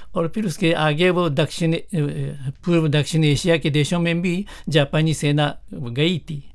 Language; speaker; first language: Hindi; non-native, fluent; Japanese